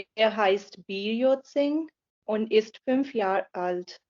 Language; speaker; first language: German; non-native, learner; Punjabi